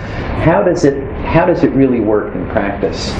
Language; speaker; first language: English; native; English